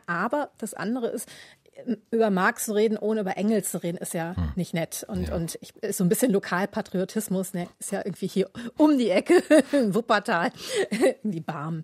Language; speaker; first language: German; native; German